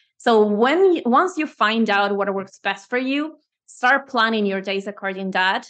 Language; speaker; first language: English; non-native, fluent; Spanish